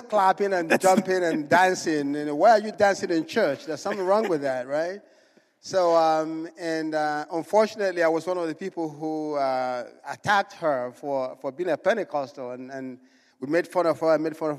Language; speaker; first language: English; non-native, local second language; Igbo